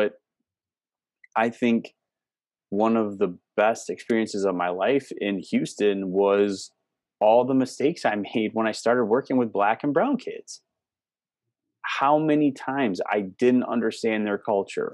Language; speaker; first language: English; native; English